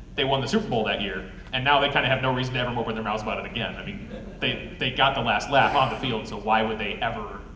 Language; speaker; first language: English; native; English